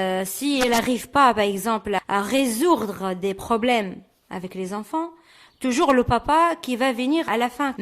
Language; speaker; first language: French; non-native, fluent; Arabic